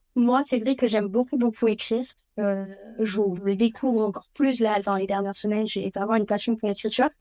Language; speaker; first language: French; early bilingual, other home language; Spanish